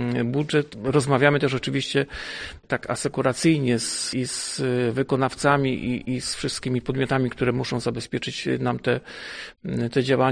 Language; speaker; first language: Polish; native; Polish